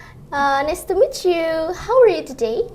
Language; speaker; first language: English; non-native, learner; Indonesian